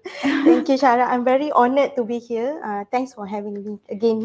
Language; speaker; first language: English; non-native, local second language; Malay